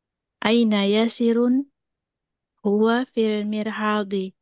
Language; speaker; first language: Arabic; non-native, learner; Indonesian